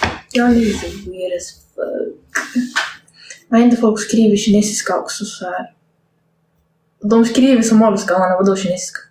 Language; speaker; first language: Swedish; early bilingual, other home language; Somali